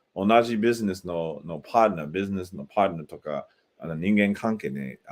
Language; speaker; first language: Japanese; non-native, learner; English